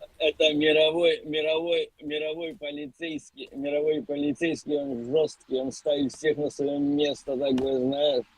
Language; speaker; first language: Russian; non-native, local second language; Ukrainian